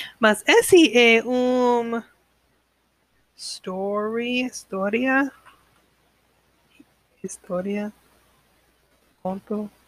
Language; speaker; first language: Portuguese; non-native, learner; English